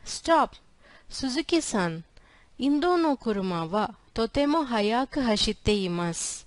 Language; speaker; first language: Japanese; non-native, fluent; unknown